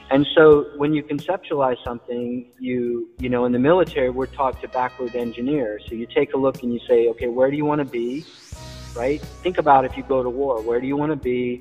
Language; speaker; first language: English; native; English